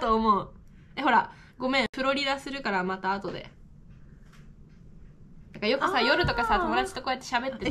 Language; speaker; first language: Japanese; native; Japanese